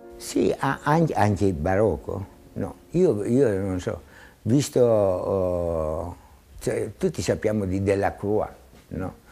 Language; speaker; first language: Italian; non-native, fluent; Greek